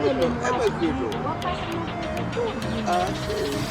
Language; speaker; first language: Portuguese; non-native, learner; Haitian Creole